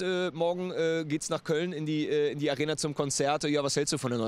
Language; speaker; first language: German; native; German